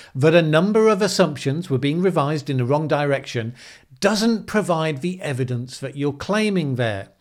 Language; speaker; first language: English; native; English